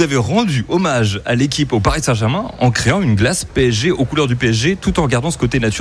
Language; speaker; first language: French; native; French